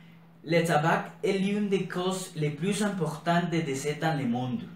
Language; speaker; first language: French; non-native, learner; Spanish